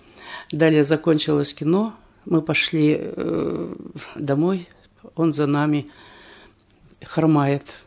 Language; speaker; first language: Russian; native; Russian